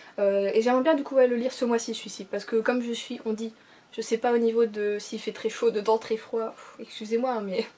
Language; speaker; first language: French; native; French